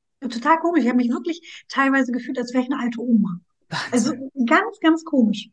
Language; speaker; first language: German; early bilingual, other home language; Turkish